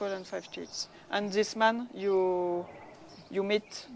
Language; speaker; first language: English; non-native, learner; French